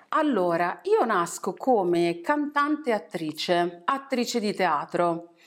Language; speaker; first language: Italian; early bilingual, other home language; English